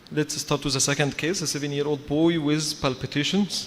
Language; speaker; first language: English; non-native, fluent; Arabic